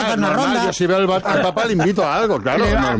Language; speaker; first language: Spanish; native; Spanish